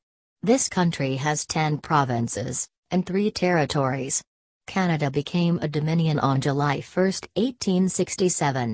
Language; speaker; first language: English; non-native, local second language; Urdu